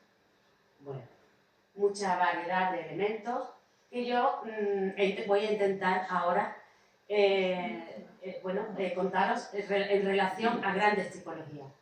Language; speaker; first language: Spanish; native; Spanish